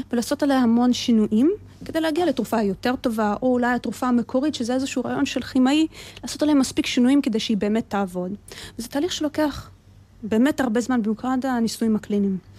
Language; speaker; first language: Hebrew; early bilingual, other home language; Russian